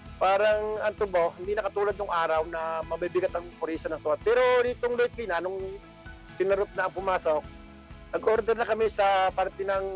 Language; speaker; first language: Filipino; native; Filipino